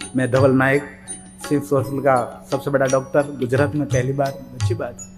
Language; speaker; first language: Hindi; non-native, local second language; Gujarati